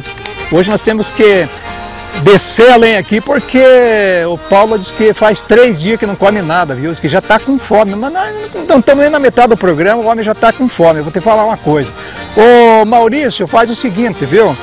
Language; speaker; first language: Portuguese; native; Portuguese